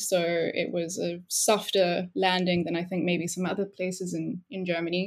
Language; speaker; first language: English; native; English